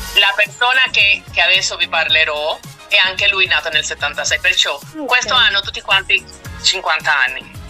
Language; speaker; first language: Italian; non-native, fluent; Spanish